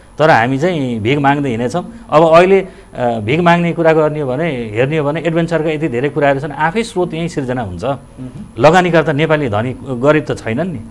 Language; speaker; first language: Nepali; native; Nepali